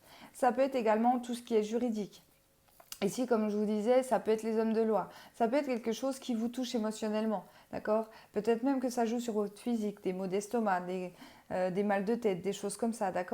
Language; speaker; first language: French; native; French